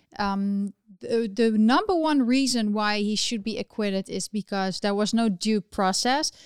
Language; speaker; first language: English; non-native, fluent; Dutch